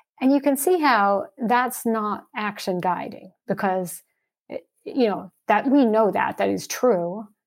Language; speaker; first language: English; early bilingual, heritage; English